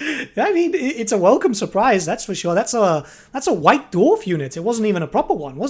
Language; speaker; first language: English; native; English